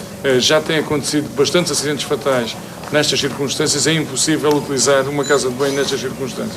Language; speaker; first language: Portuguese; native; Portuguese